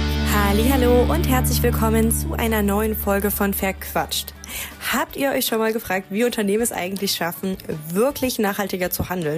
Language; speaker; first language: German; native; German